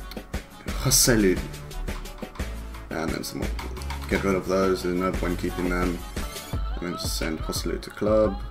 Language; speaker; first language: English; native; English